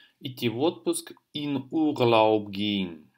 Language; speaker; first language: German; non-native, fluent; Russian